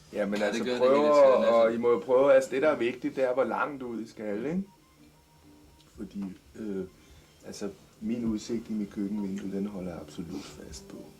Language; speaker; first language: Danish; native; Danish